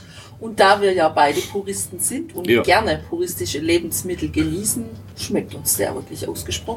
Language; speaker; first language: German; native; German